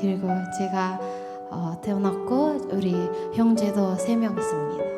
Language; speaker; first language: Korean; non-native, learner; Indonesian